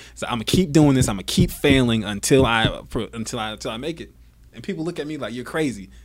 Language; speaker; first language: English; native; English